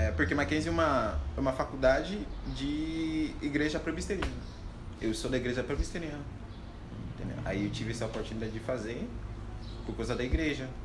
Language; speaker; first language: Portuguese; non-native, fluent; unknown